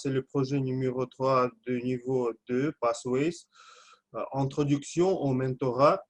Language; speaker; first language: French; non-native, fluent; Russian